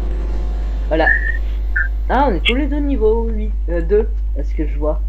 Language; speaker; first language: French; native; French